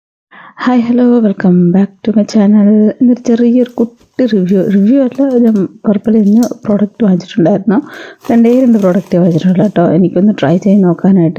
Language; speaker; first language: Malayalam; native; Malayalam